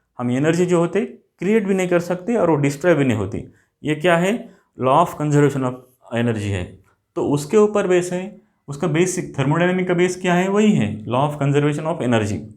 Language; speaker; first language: Hindi; non-native, local second language; Marathi